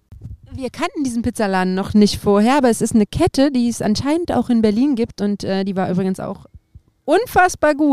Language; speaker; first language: German; native; German